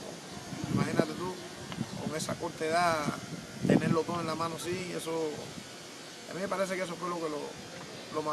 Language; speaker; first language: Spanish; native; Spanish